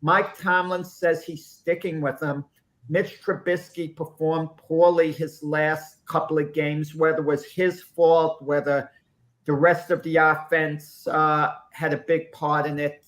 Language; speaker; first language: English; native; English